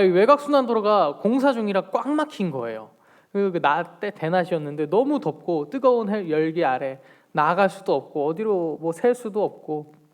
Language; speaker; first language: Korean; native; Korean